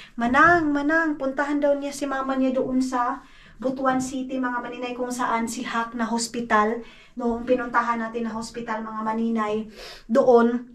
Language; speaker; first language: Filipino; non-native, local second language; Cebuano